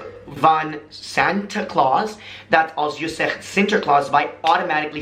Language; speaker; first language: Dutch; non-native, learner; English